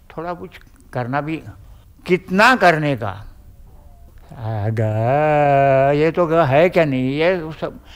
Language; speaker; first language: Hindi; non-native, local second language; Marathi